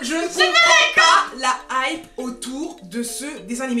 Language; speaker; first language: French; native; French